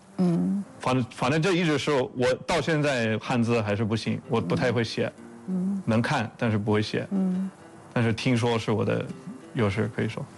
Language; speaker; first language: Chinese; non-native, fluent; English